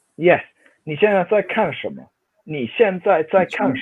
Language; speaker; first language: Chinese; non-native, fluent; Swedish